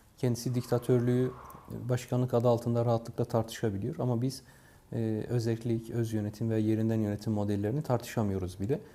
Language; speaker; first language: Turkish; non-native, local second language; Kurdish